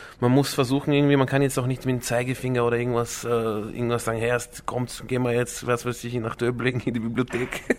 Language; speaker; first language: German; early bilingual, other home language; Croatian